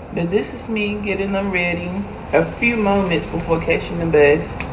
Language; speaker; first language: English; native; English